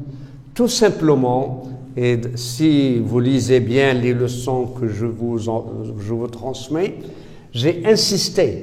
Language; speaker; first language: French; non-native, local second language; Arabic